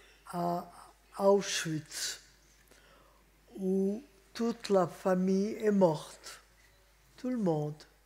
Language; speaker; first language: French; non-native, fluent; Hungarian